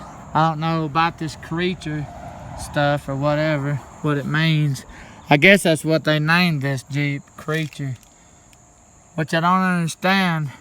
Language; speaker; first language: English; native; English